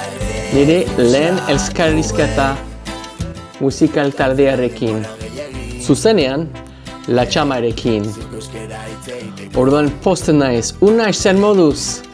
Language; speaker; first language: Basque; non-native, learner; English